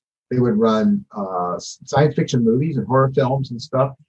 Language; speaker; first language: English; native; English